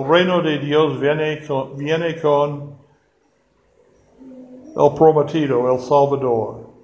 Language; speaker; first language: Spanish; non-native, fluent; English